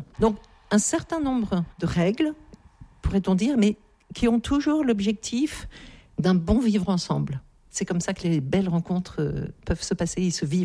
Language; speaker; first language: French; native; French